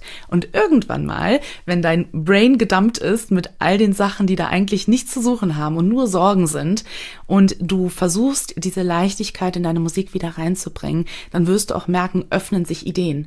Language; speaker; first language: German; native; German